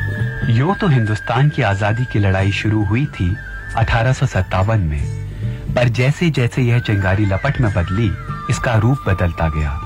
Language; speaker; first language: Hindi; native; Hindi